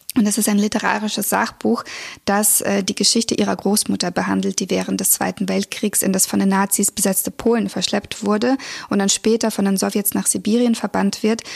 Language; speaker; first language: German; early bilingual, other home language; Russian